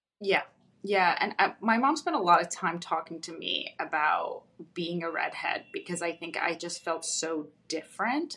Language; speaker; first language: English; early bilingual, other home language; Russian